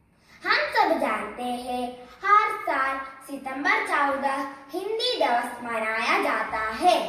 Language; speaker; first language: Hindi; non-native, local second language; Malayalam